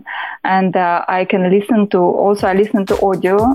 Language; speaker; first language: English; non-native, fluent; Russian